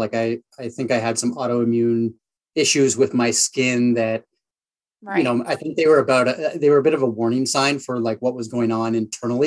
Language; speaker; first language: English; native; English